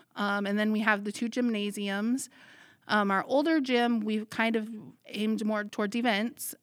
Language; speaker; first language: English; native; English